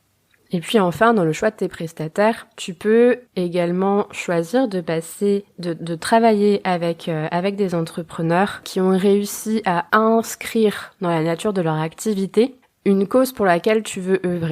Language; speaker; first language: French; native; French